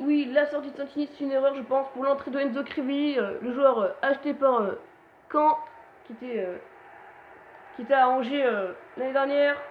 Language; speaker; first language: French; native; French